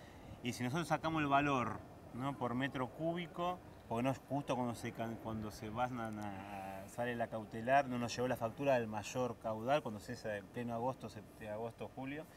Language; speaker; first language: Spanish; native; Spanish